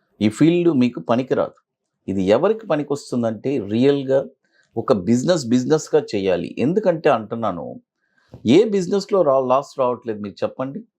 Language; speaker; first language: Telugu; native; Telugu